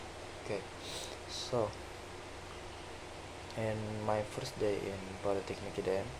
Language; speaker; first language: English; non-native, learner; Indonesian